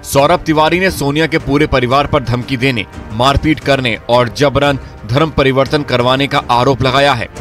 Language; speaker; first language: Hindi; native; Hindi